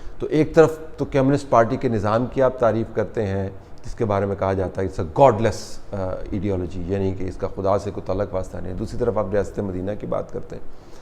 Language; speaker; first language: Urdu; native; Urdu